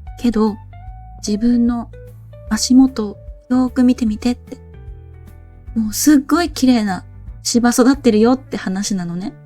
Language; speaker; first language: Japanese; native; Japanese